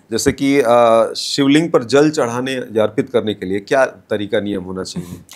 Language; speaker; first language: Hindi; native; Hindi